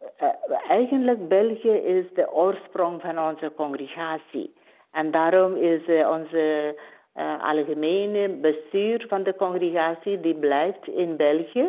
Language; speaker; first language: Dutch; non-native, learner; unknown